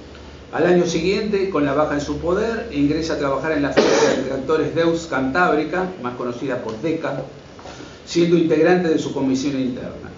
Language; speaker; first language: Spanish; native; Spanish